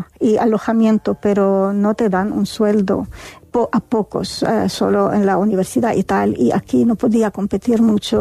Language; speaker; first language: Spanish; non-native, fluent; Arabic